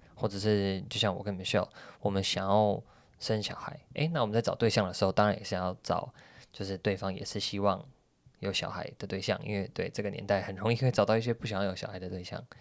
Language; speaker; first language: Chinese; native; Chinese